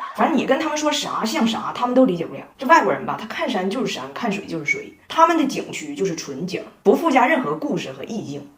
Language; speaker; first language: Chinese; native; Chinese